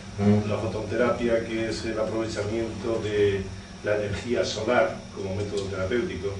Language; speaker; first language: Spanish; native; Spanish